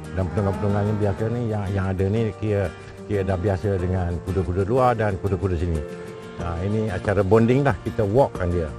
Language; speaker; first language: Malay; native; Malay